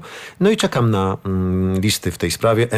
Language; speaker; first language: Polish; native; Polish